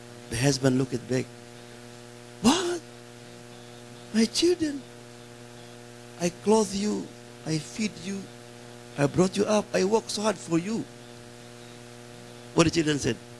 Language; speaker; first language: English; non-native, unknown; Indonesian